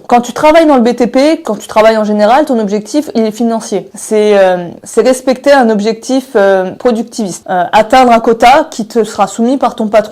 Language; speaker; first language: French; native; French